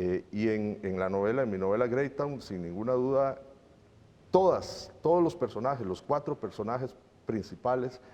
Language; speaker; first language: Spanish; native; Spanish